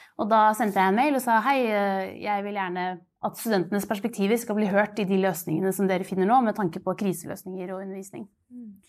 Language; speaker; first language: Norwegian; native; Norwegian